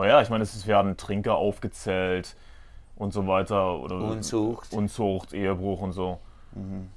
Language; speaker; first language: German; native; German